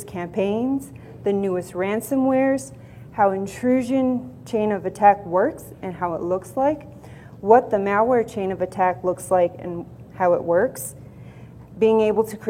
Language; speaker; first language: English; native; English